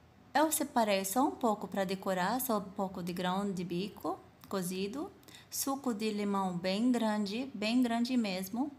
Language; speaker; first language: Portuguese; non-native, fluent; Arabic